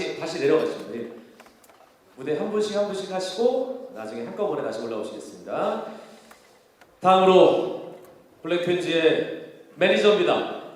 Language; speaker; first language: Korean; native; Korean